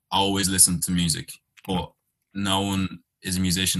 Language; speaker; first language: English; native; English